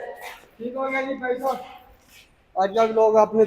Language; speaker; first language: Hindi; non-native, local second language; Punjabi